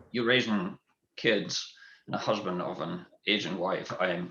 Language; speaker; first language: English; non-native, fluent; German